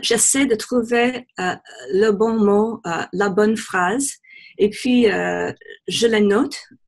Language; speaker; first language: French; non-native, fluent; English